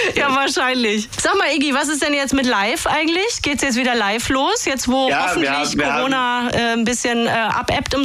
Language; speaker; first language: German; native; German